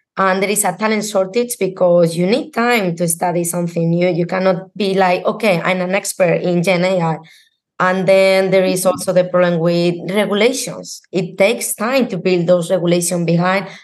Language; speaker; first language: English; non-native, fluent; Spanish